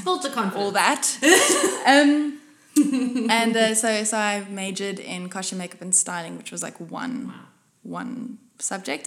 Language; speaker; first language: English; non-native, local second language; Afrikaans